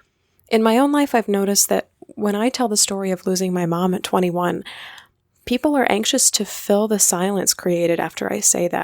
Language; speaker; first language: English; native; English